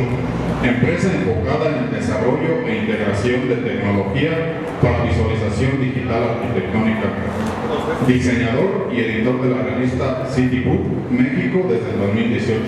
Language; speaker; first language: Spanish; native; Spanish